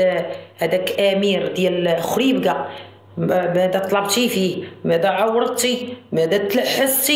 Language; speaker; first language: Arabic; native; Arabic